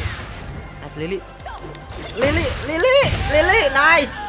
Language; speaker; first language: English; non-native, fluent; Indonesian